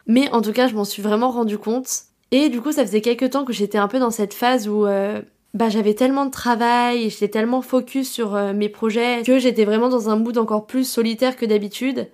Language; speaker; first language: French; native; French